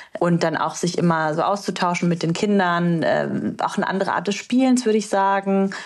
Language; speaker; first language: German; early bilingual, other home language; Romanian